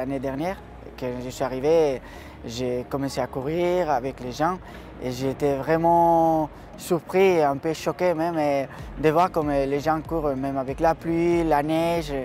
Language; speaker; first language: French; non-native, fluent; Spanish